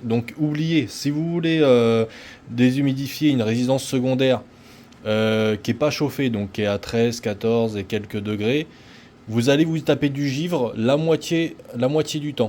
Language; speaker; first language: French; native; French